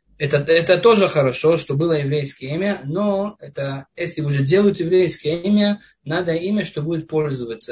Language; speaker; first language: Russian; non-native, fluent; Hebrew